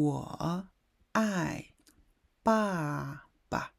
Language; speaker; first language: Chinese; non-native, fluent; Mongolian